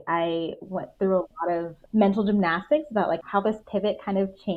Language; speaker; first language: English; native; English